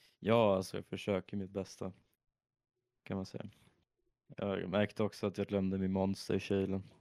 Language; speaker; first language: Swedish; early bilingual, other home language; German